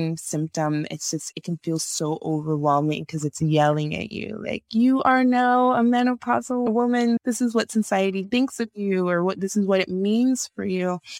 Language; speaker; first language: English; non-native, local second language; Yoruba